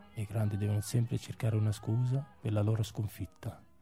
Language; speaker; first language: Italian; non-native, fluent; Arabic